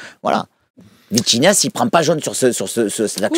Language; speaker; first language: French; native; French